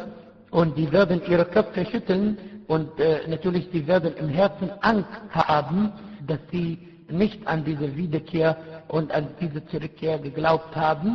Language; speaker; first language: German; non-native, fluent; Arabic